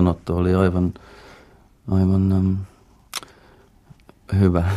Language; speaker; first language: Finnish; non-native, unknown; English